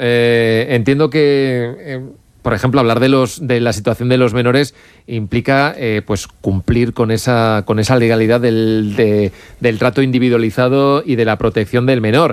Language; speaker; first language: Spanish; native; Spanish